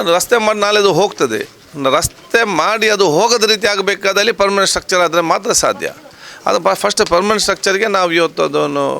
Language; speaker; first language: Kannada; native; Kannada